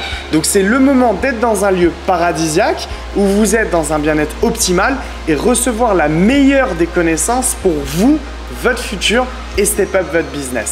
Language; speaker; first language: French; native; French